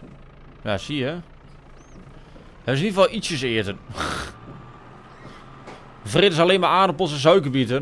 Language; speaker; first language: Dutch; native; Dutch